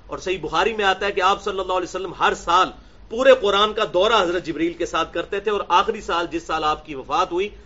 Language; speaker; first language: Urdu; native; Urdu